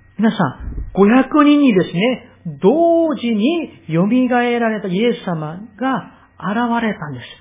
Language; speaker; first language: Japanese; non-native, fluent; Korean